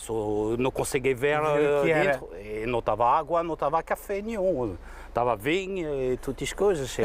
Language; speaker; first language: Portuguese; non-native, learner; French